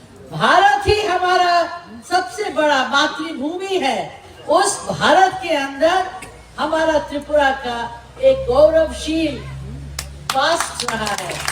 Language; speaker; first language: Hindi; non-native, local second language; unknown